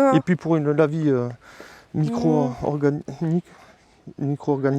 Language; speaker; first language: French; native; French